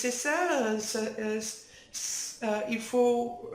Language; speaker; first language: French; non-native, fluent; Dutch